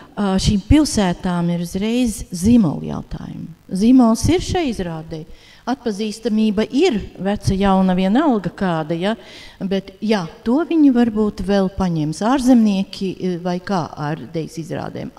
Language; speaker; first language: Latvian; native; Latvian